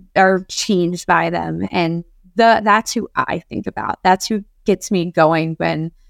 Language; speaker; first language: English; native; English